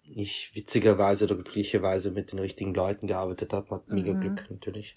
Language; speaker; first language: German; native; German